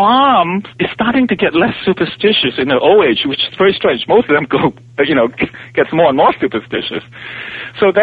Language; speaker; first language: English; non-native, local second language; Cantonese